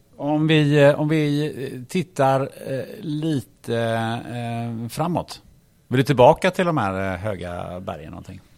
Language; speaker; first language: Swedish; native; Swedish